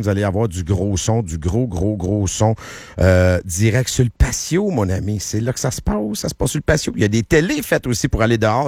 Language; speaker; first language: French; native; French